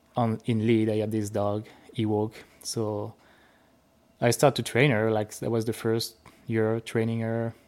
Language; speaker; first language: English; non-native, fluent; French